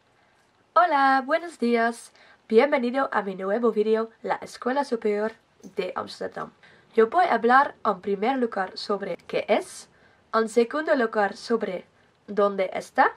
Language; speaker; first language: Spanish; non-native, learner; Dutch